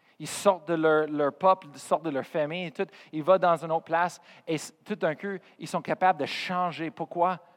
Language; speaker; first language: French; non-native, fluent; English